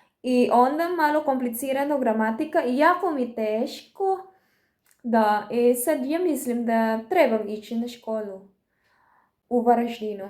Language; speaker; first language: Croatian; non-native, learner; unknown